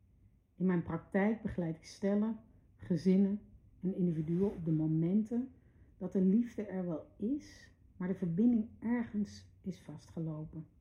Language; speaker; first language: Dutch; native; Dutch